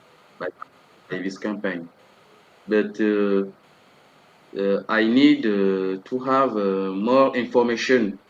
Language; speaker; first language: English; non-native, learner; French